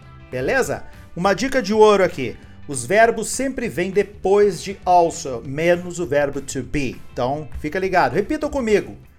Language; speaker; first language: Portuguese; native; Portuguese